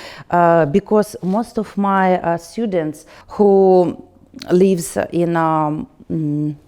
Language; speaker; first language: English; non-native, learner; Russian